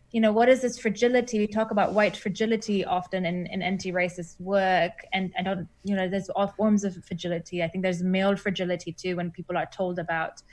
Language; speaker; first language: English; non-native, fluent; German